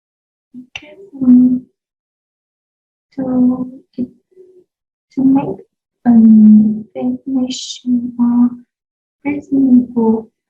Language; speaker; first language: English; non-native, learner; Vietnamese